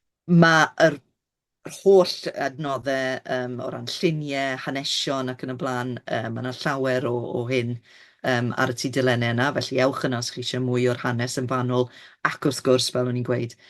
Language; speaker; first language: Welsh; native; Welsh